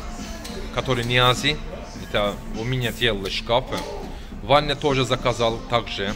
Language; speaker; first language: Russian; non-native, learner; Turkish